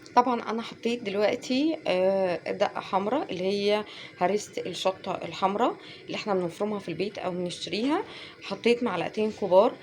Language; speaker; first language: Arabic; native; Arabic